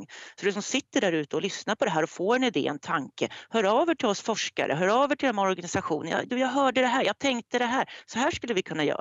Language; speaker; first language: Swedish; native; Swedish